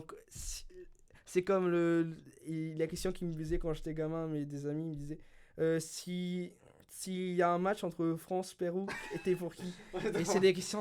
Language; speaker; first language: French; early bilingual, other home language; Spanish